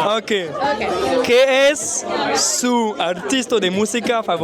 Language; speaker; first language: Spanish; non-native, learner; French